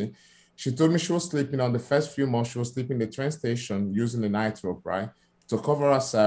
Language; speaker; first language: English; non-native, fluent; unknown